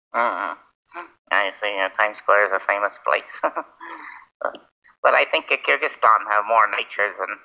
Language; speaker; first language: English; native; English